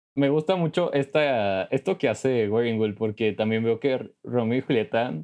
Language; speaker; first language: Spanish; native; Spanish